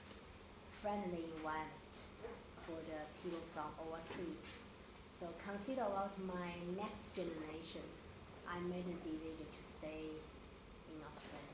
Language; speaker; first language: English; non-native, learner; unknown